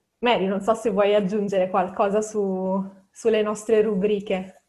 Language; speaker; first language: Italian; native; Italian